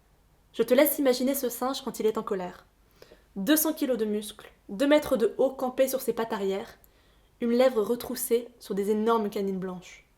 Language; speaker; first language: French; native; French